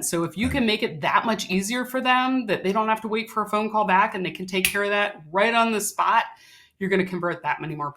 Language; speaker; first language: English; native; English